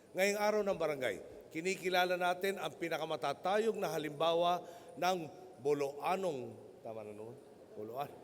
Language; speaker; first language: Filipino; native; Filipino